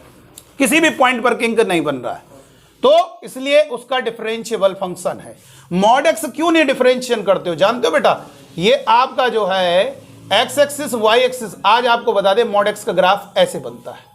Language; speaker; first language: Hindi; native; Hindi